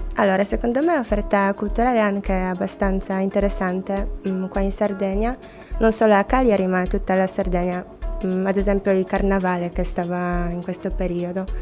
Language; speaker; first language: Italian; non-native, fluent; Polish